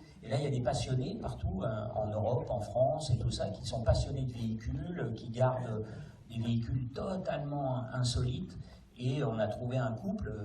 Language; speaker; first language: French; native; French